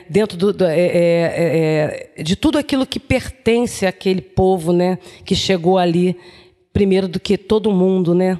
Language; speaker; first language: Portuguese; native; Portuguese